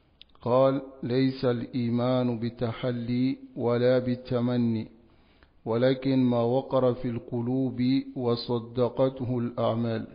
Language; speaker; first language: Arabic; non-native, fluent; Dyula